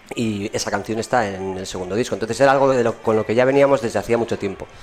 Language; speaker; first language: Spanish; native; Spanish